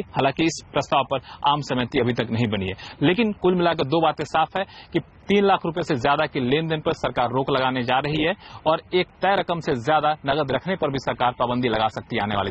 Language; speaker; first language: Hindi; native; Hindi